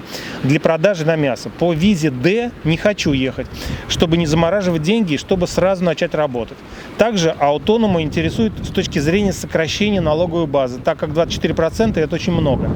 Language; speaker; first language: Russian; native; Russian